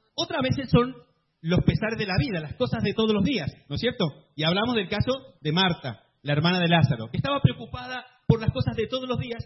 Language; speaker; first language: Spanish; native; Spanish